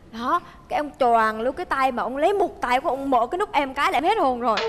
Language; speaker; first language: Vietnamese; early bilingual, other home language; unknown